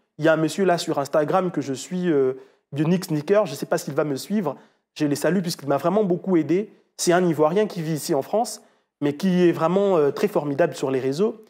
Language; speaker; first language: French; non-native, local second language; Lingala